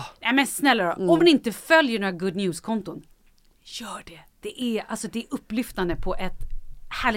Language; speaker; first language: Swedish; native; Swedish